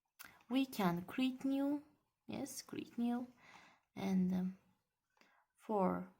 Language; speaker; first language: English; non-native, learner; Kazakh